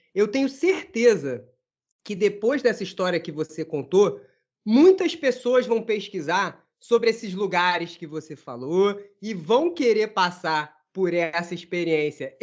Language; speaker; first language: Portuguese; native; Portuguese